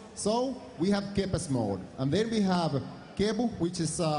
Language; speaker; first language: English; non-native, fluent; Finnish